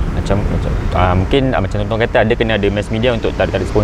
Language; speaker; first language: Malay; native; Malay